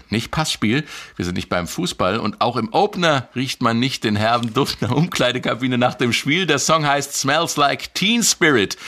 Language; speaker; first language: German; native; German